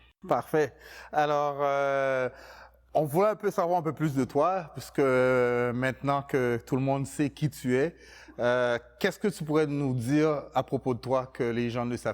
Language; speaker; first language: French; native; French